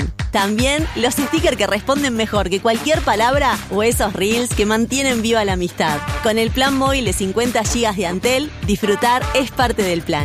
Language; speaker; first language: Spanish; native; Spanish